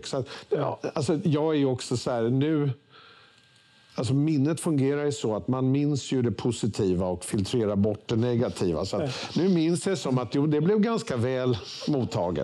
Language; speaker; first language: Swedish; native; Swedish